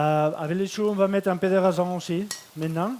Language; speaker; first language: French; non-native, fluent; Catalan